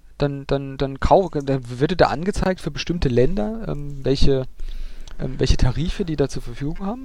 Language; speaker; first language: German; native; German